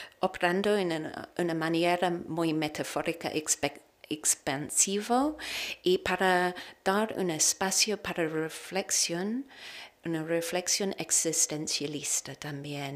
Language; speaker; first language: Spanish; non-native, learner; English